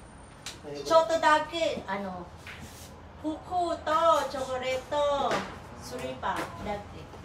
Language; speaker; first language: Japanese; non-native, learner; Filipino